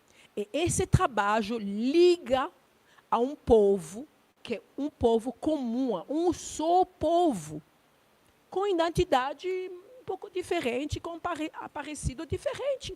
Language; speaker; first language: Portuguese; non-native, learner; Luba-Lulua